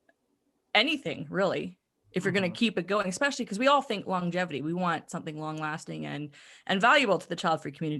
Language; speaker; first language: English; native; English